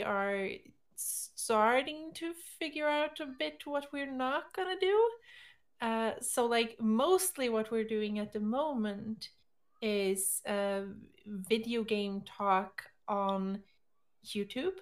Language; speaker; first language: English; non-native, fluent; Swedish